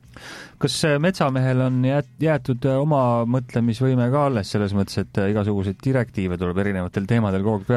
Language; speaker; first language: Estonian; native; Estonian